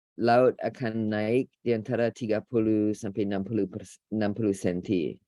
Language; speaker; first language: Indonesian; non-native, fluent; English